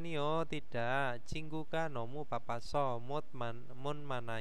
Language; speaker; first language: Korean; non-native, fluent; Indonesian